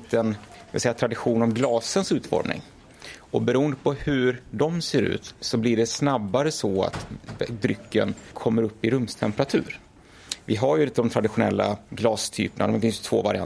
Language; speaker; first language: Swedish; native; Swedish